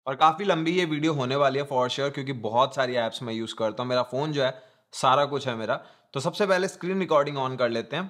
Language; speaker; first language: Hindi; non-native, local second language; Punjabi